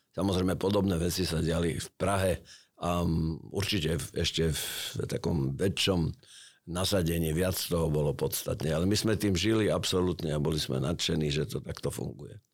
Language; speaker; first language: Slovak; native; Slovak